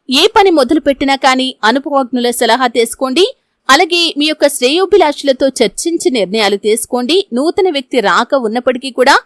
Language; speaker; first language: Telugu; native; Telugu